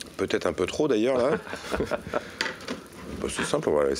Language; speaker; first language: French; native; French